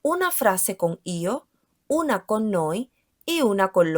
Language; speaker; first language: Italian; non-native, fluent; Spanish